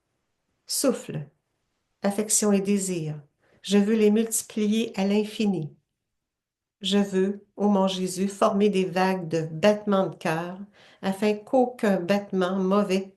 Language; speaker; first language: French; native; French